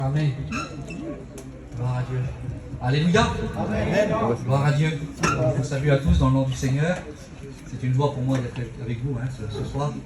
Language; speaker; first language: French; native; French